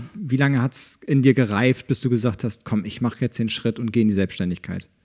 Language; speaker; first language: German; native; German